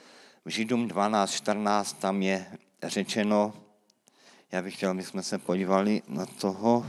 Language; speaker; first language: Czech; native; Czech